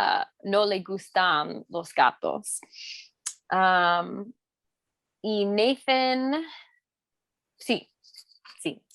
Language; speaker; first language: Spanish; non-native, learner; English